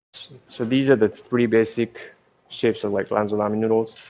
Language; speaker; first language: English; non-native, fluent; Japanese